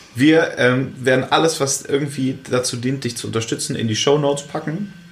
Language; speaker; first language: German; native; German